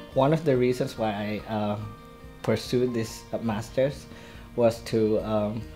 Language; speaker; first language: English; non-native, fluent; Indonesian